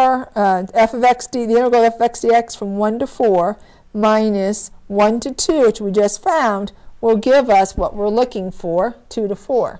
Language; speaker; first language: English; native; English